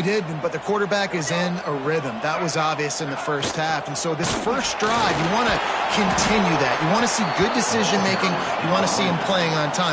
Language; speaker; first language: English; native; English